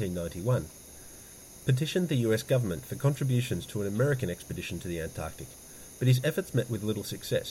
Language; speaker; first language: English; native; English